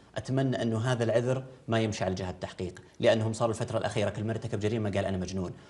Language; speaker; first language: Arabic; native; Arabic